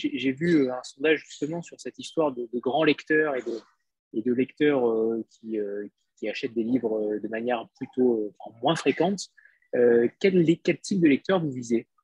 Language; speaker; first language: French; native; French